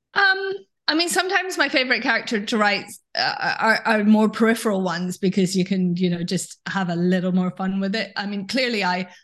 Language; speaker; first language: English; native; English